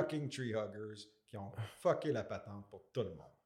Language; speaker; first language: French; native; French